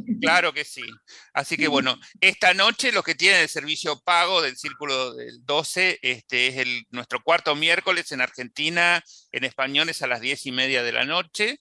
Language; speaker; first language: Spanish; native; Spanish